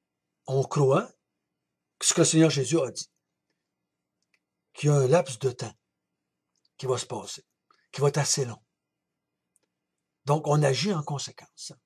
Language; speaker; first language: French; native; French